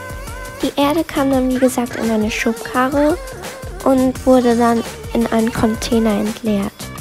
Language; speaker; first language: German; native; German